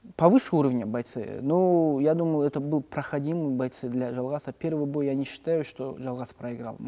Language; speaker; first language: Russian; non-native, local second language; Kazakh